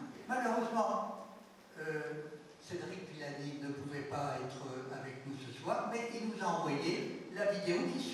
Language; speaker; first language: French; native; French